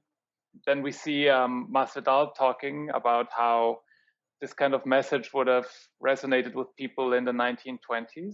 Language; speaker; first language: English; non-native, fluent; German